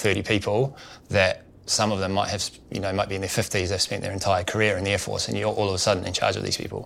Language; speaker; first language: English; native; English